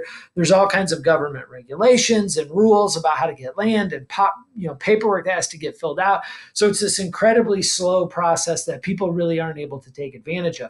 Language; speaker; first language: English; native; English